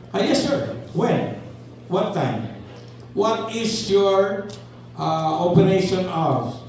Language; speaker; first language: English; non-native, local second language; Filipino